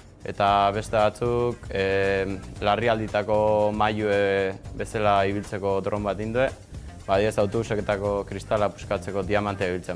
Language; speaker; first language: Basque; native; Basque